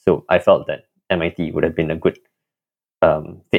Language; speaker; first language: English; non-native, local second language; Malay